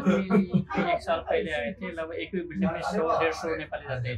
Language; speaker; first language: Hindi; non-native, learner; Nepali